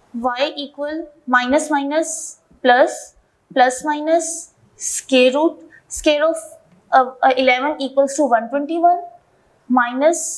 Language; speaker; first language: English; non-native, local second language; Urdu